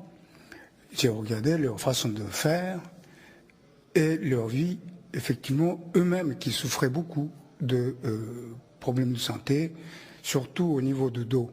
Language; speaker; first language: French; non-native, fluent; Japanese